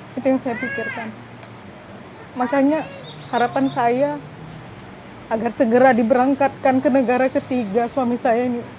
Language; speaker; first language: Indonesian; native; Indonesian